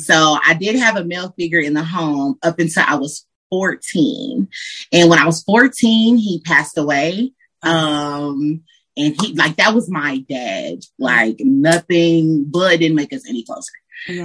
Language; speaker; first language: English; native; English